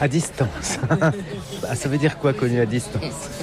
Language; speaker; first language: French; native; French